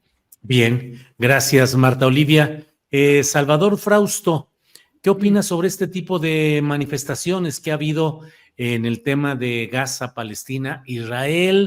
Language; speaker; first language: Spanish; native; Spanish